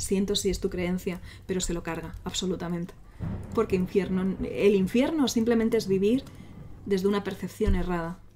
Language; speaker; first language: Spanish; native; Spanish